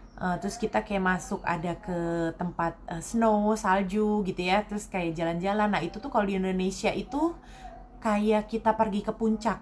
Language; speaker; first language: Indonesian; native; Indonesian